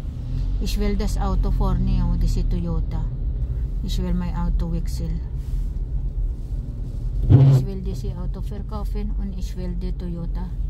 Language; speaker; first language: German; non-native, learner; Filipino